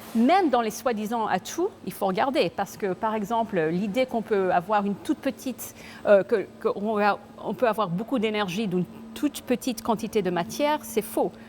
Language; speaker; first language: French; early bilingual, other home language; English